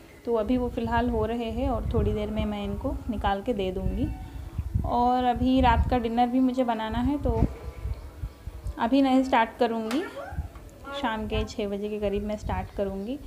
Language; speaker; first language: Hindi; native; Hindi